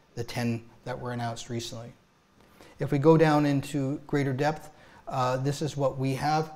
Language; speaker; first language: English; native; English